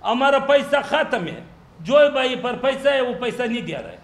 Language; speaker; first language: Urdu; non-native, learner; Pashto